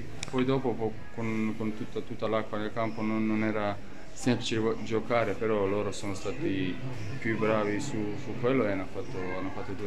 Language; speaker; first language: Italian; non-native, learner; Serbian